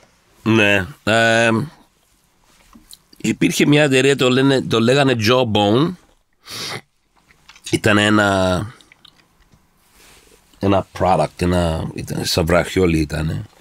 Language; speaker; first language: Greek; early bilingual, heritage; Greek